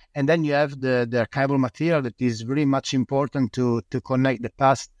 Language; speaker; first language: English; non-native, fluent; Italian